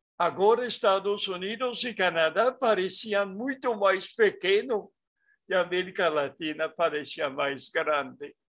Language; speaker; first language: Portuguese; non-native, fluent; French